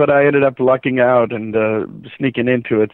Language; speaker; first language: English; native; English